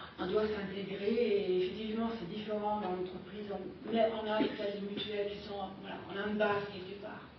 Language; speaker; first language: French; non-native, fluent; German